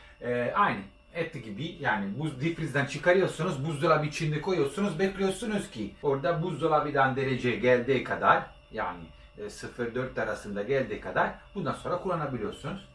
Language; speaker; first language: Turkish; non-native, learner; Italian